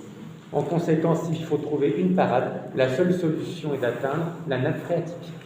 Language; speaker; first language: French; native; French